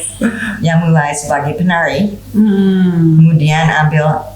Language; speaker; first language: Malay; non-native, fluent; English